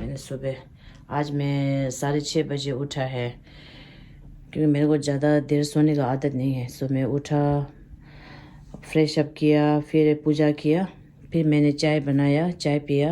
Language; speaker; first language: Hindi; non-native, local second language; Tibetan